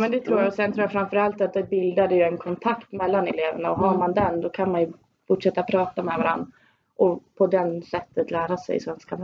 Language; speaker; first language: Swedish; native; Swedish